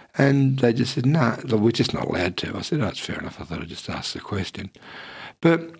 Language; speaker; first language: English; native; English